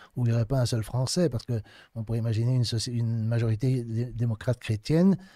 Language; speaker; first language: French; native; French